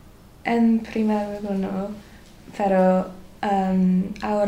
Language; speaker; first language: Spanish; non-native, learner; English